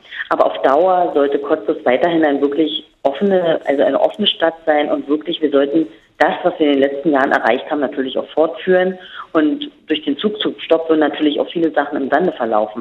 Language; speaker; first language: German; native; German